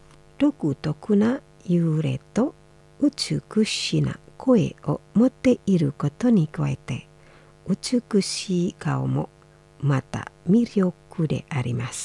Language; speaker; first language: Japanese; non-native, fluent; Indonesian